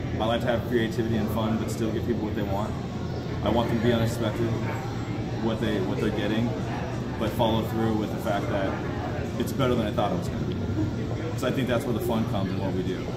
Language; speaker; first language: English; native; English